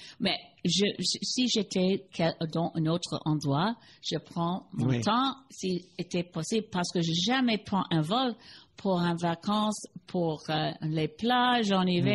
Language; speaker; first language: French; non-native, learner; English